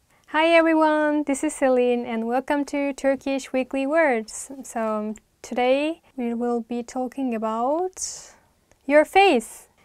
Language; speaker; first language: English; non-native, fluent; Turkish